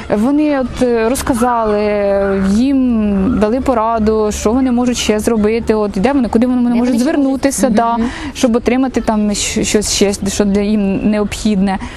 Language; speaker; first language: Ukrainian; native; Ukrainian